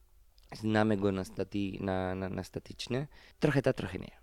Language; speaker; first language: Polish; non-native, fluent; Spanish